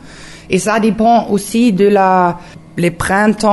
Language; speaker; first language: French; non-native, learner; German